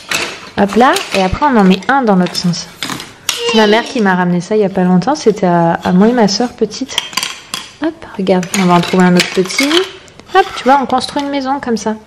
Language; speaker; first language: French; native; French